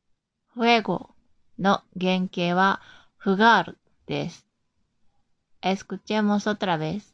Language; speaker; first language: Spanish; non-native, fluent; Japanese